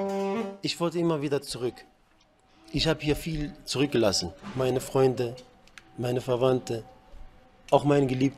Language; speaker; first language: German; early bilingual, heritage; Kurdish